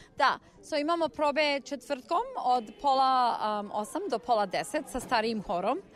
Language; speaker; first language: Serbian; early bilingual, heritage; Serbian